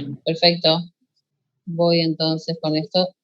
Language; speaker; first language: Spanish; native; Spanish